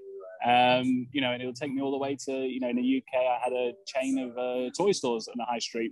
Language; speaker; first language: English; native; English